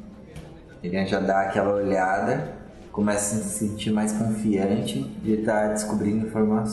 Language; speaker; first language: Portuguese; native; Portuguese